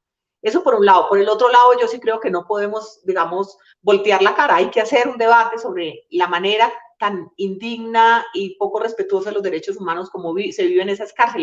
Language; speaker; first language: Spanish; native; Spanish